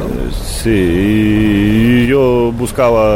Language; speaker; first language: Spanish; non-native, learner; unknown